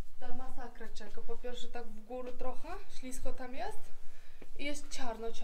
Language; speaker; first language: Polish; non-native, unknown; Uzbek